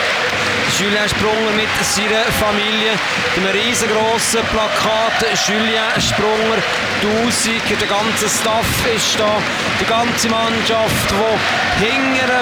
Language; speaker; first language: German; native; German